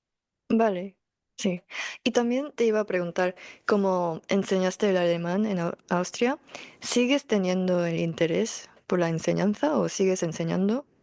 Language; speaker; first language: Spanish; non-native, fluent; Korean